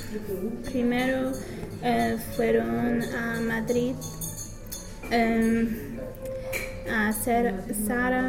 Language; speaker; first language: Spanish; non-native, learner; English